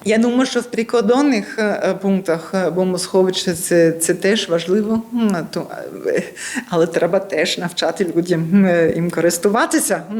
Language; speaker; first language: Ukrainian; non-native, learner; German